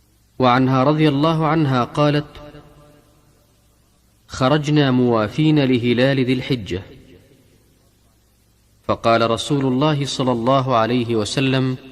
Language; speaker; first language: Arabic; native; Arabic